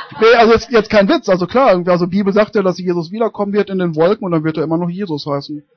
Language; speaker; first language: German; native; German